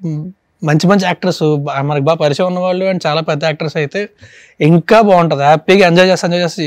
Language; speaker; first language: Telugu; native; Telugu